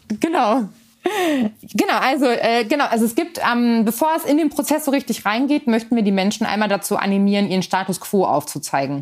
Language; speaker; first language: German; native; German